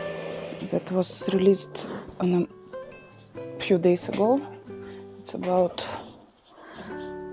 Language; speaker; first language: English; non-native, learner; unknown